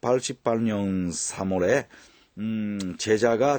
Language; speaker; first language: Korean; non-native, fluent; Japanese